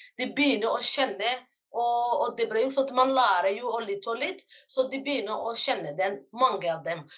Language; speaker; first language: Norwegian; non-native, fluent; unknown